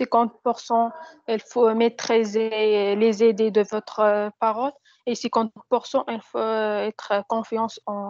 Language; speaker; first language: French; non-native, learner; Arabic